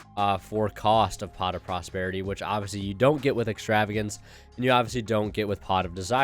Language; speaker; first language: English; native; English